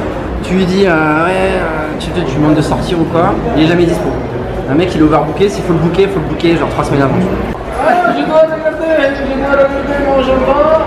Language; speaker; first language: French; native; French